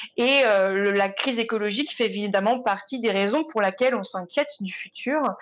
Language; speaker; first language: French; native; French